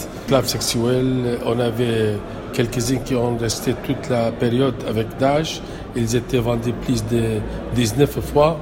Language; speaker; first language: French; non-native, local second language; Arabic